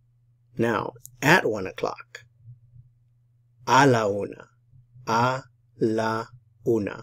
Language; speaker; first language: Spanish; non-native, fluent; English